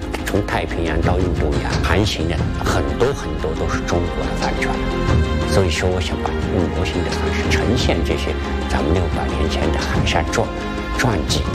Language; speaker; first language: Chinese; native; Chinese